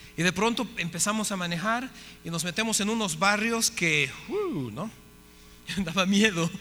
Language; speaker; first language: Spanish; native; Spanish